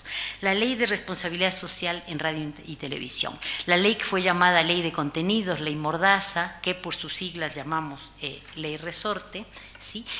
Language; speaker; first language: Spanish; native; Spanish